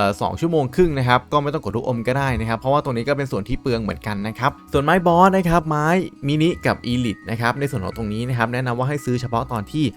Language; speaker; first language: Thai; native; Thai